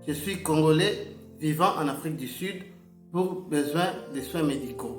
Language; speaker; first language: French; non-native, local second language; Lingala